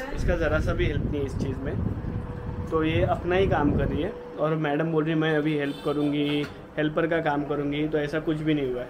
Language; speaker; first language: Hindi; non-native, local second language; Marathi